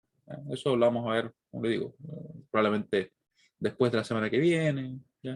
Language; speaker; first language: Spanish; native; Spanish